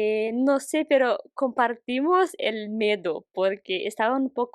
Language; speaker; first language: Spanish; non-native, fluent; Portuguese